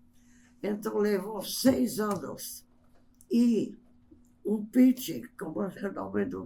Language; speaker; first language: Portuguese; non-native, fluent; English